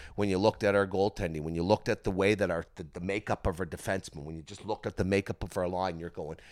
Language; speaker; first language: English; native; English